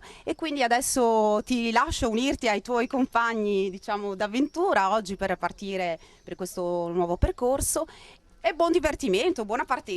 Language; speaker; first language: Italian; native; Italian